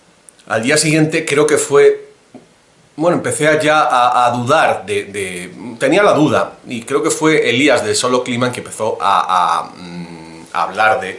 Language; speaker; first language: Spanish; native; Spanish